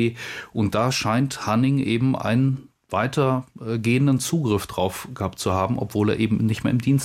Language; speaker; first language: German; native; German